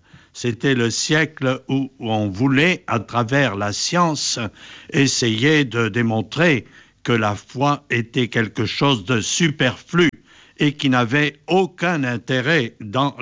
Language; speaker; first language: French; native; French